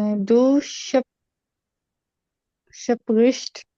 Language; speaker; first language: German; non-native, learner; Hindi